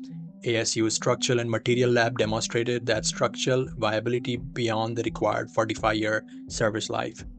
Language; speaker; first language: English; non-native, fluent; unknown